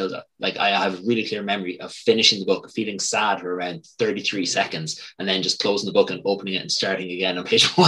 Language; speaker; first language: English; native; English